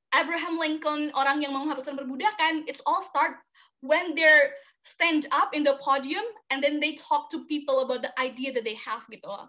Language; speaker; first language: English; non-native, fluent; Indonesian